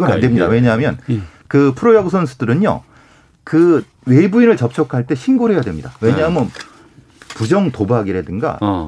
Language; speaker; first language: Korean; native; Korean